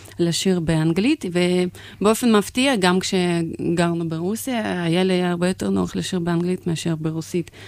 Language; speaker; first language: Hebrew; non-native, fluent; Russian